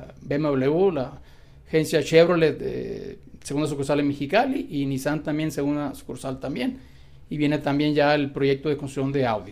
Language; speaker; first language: Spanish; native; Spanish